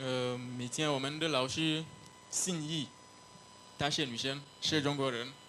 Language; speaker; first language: Chinese; non-native, learner; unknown